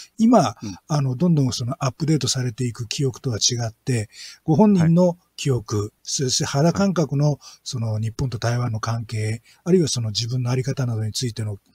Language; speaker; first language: Japanese; native; Japanese